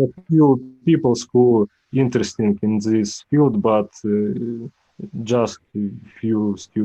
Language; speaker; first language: English; non-native, learner; Ukrainian